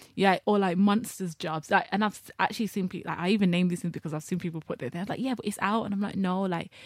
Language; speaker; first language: English; native; English